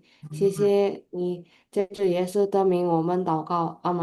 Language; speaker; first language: Chinese; non-native, learner; Indonesian